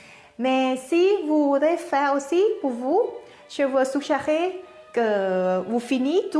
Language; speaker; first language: French; non-native, learner; Thai